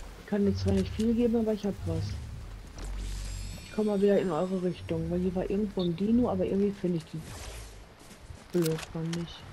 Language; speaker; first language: German; native; German